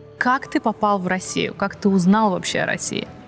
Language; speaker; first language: Russian; native; Russian